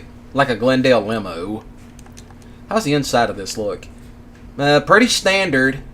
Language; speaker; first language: English; native; English